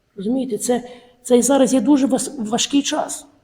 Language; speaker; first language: Ukrainian; native; Ukrainian